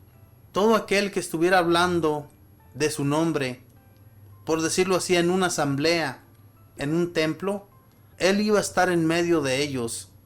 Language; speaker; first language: Spanish; native; Spanish